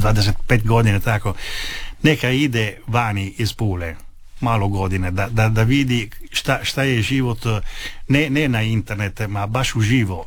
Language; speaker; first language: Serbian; non-native, fluent; Italian